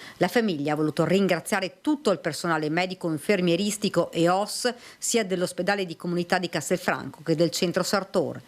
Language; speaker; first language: Italian; native; Italian